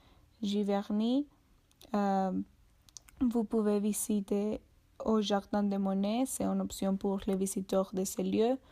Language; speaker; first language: French; non-native, learner; Spanish